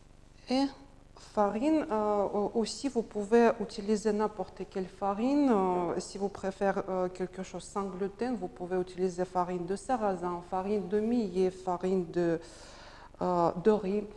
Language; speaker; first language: French; non-native, learner; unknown